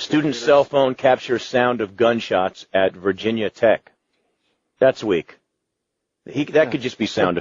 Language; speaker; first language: English; native; English